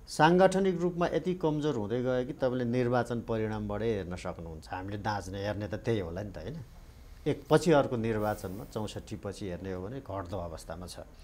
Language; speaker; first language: Nepali; native; Nepali